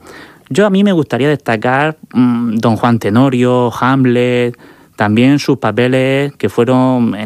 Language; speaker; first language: Spanish; native; Spanish